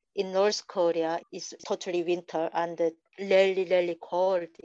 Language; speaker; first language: English; non-native, learner; Korean